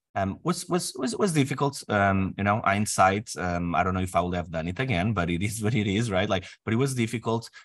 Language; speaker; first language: English; non-native, fluent; Portuguese